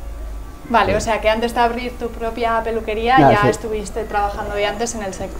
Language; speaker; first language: Spanish; native; Spanish